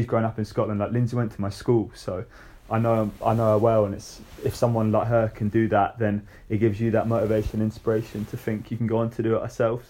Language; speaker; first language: English; native; English